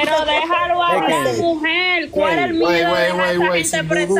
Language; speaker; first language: Spanish; native; Spanish